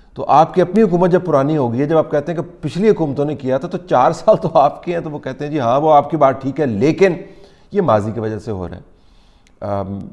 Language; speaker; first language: Urdu; native; Urdu